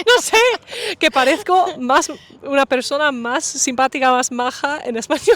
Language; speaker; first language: Spanish; non-native, fluent; English